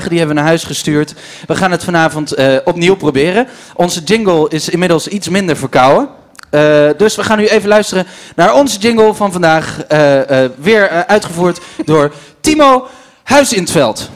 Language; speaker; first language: Dutch; native; Dutch